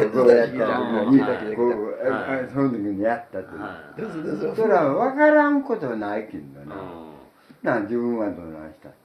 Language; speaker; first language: Japanese; native; Japanese